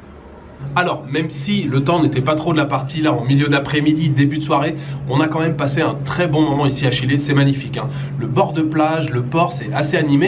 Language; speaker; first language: French; native; French